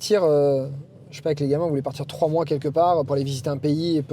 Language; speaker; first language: French; native; French